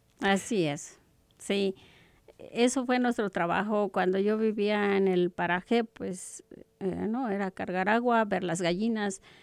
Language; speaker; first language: Spanish; non-native, local second language; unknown